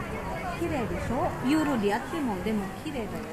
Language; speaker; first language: Japanese; non-native, fluent; Filipino